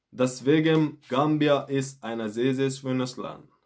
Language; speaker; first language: German; non-native, fluent; Mandingo